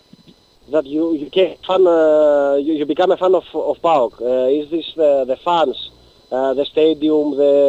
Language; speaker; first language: English; non-native, learner; Greek